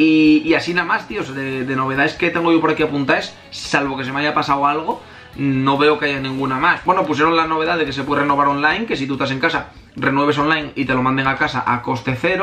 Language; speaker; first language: Spanish; native; Spanish